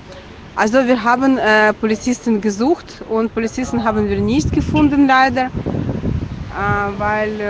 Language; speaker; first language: German; non-native, fluent; Ukrainian